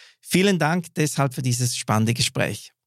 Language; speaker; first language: German; native; German